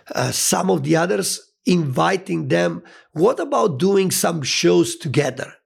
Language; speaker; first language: English; non-native, fluent; Italian